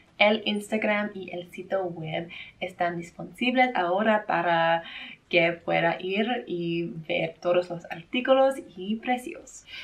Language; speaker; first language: Spanish; non-native, learner; English